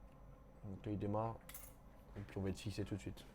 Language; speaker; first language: French; native; French